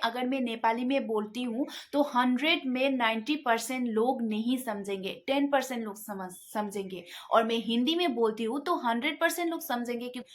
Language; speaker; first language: Hindi; non-native, local second language; Nepali